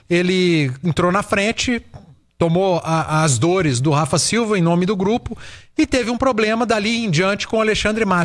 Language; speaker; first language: Portuguese; native; Portuguese